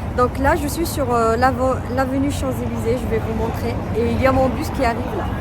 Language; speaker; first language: French; non-native, local second language; Arabic